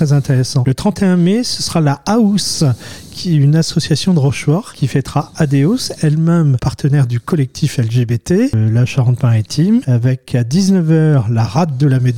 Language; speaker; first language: French; native; French